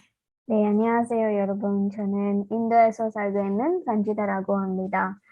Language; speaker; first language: Korean; non-native, learner; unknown